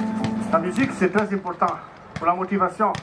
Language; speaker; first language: French; non-native, learner; Italian